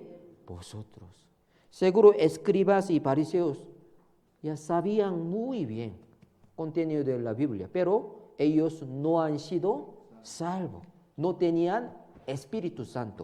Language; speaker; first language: Spanish; non-native, learner; Korean